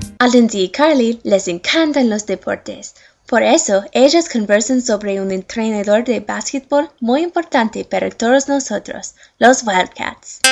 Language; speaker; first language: Spanish; non-native, learner; English